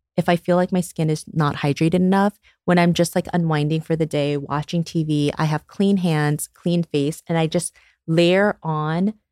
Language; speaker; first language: English; early bilingual, other home language; Korean